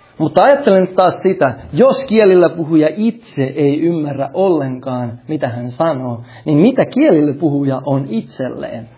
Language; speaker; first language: Finnish; early bilingual, heritage; Finnish